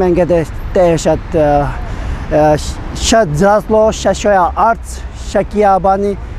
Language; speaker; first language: Hungarian; non-native, learner; Tibetan